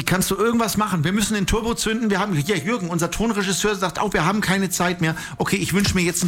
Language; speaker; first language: German; native; German